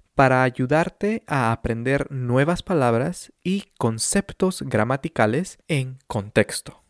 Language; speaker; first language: Spanish; native; Spanish